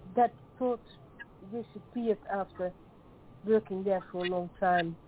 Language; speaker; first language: English; non-native, fluent; Dutch